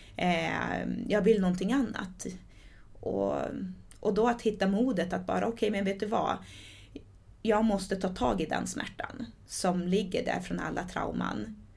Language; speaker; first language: Swedish; early bilingual, other home language; Portuguese